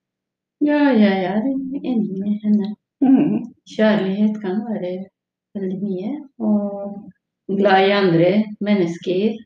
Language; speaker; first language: Norwegian; non-native, fluent; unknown